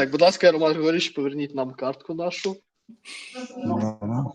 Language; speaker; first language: Ukrainian; non-native, learner; Russian